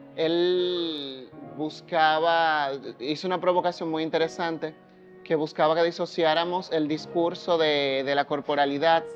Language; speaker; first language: Spanish; native; Spanish